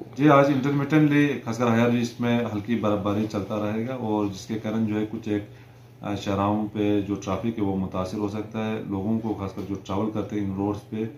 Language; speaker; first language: Hindi; non-native, local second language; Kashmiri